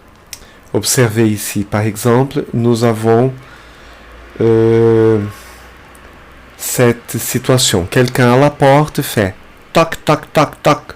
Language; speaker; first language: French; non-native, fluent; Portuguese